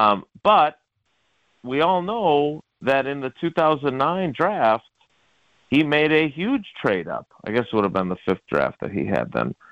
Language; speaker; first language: English; native; English